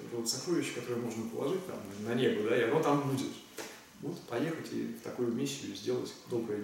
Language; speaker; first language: Russian; native; Russian